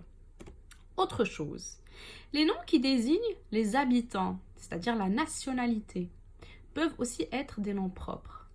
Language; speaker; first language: French; non-native, local second language; Arabic